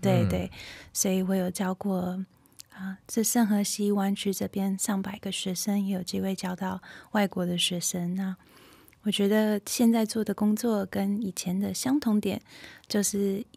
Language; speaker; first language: Chinese; early bilingual, heritage; Chinese